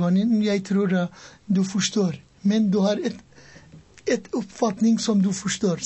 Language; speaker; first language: Norwegian; non-native, learner; Persian